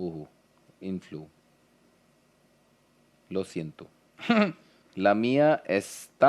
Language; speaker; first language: Spanish; non-native, learner; Hindi